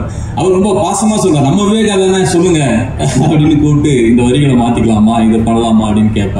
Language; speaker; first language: Tamil; native; Tamil